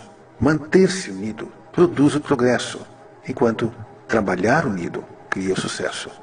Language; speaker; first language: Portuguese; native; Portuguese